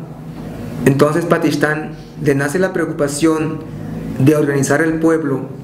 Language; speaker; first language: Spanish; non-native, local second language; Tzotzil